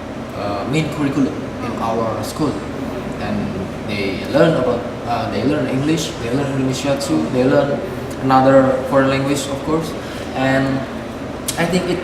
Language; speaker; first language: English; non-native, fluent; Indonesian